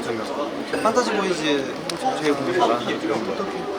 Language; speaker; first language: Korean; non-native, learner; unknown